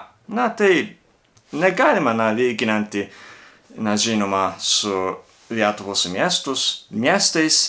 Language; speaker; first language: Lithuanian; non-native, learner; Japanese